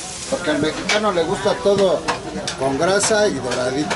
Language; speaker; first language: Spanish; native; Spanish